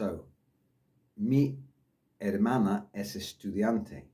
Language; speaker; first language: Spanish; non-native, fluent; English